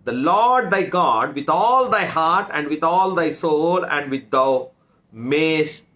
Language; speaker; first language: English; non-native, local second language; Telugu